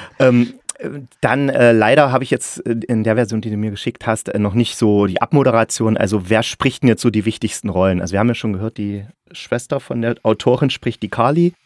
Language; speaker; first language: German; native; German